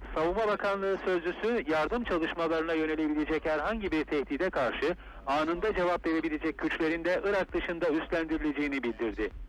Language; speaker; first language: Turkish; native; Turkish